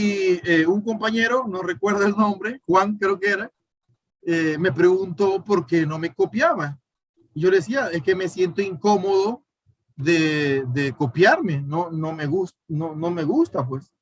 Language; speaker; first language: Spanish; native; Spanish